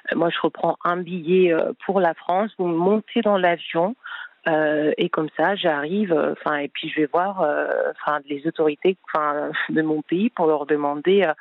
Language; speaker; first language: French; non-native, fluent; Spanish